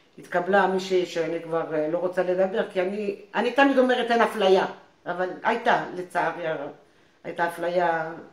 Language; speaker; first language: Hebrew; non-native, fluent; French